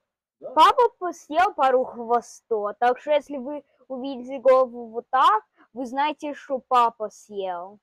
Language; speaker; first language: Russian; early bilingual, heritage; Russian